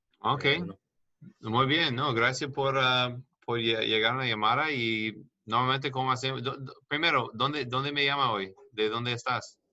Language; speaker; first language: Spanish; non-native, learner; English